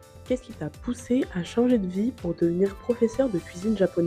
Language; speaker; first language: French; native; French